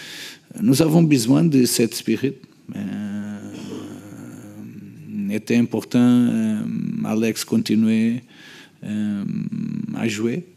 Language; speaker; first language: French; non-native, learner; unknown